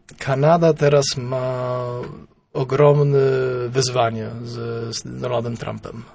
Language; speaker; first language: Polish; early bilingual, heritage; Polish